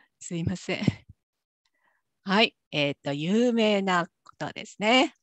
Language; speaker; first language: Japanese; native; Japanese